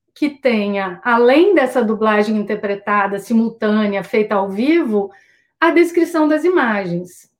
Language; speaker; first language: Portuguese; native; Portuguese